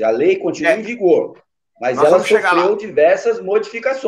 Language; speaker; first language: Portuguese; native; Portuguese